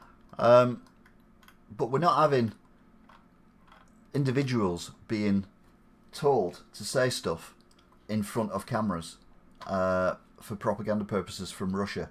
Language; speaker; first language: English; native; English